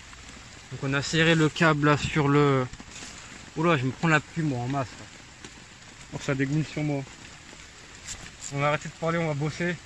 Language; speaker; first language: French; native; French